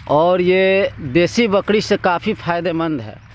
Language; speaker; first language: Hindi; native; Hindi